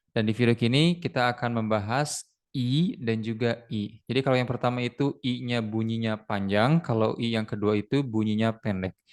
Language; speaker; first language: Indonesian; native; Indonesian